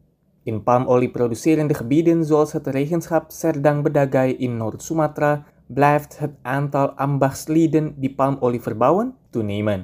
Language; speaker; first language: Dutch; non-native, fluent; Indonesian